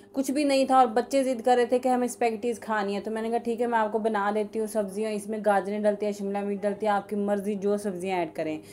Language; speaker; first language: Urdu; native; Urdu